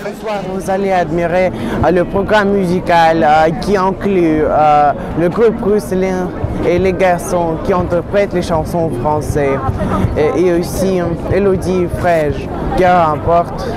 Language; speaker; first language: French; non-native, learner; Russian